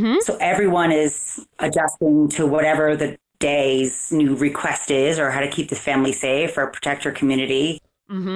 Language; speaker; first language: English; native; English